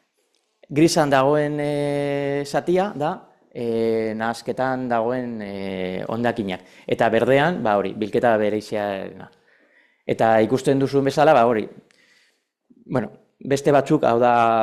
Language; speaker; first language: Basque; non-native, local second language; Spanish